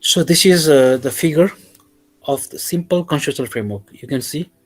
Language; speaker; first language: English; non-native, local second language; Nepali